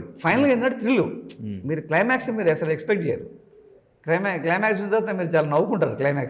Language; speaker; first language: Telugu; native; Telugu